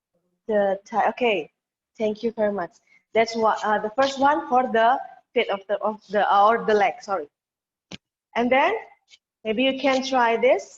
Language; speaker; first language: English; non-native, learner; Indonesian